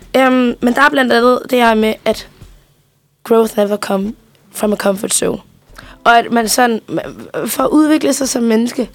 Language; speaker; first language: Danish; early bilingual, other home language; Spanish